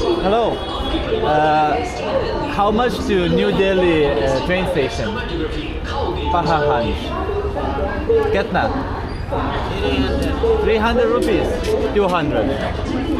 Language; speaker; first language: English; non-native, learner; Lithuanian